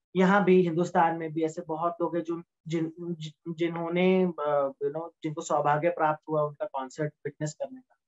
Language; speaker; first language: Hindi; native; Hindi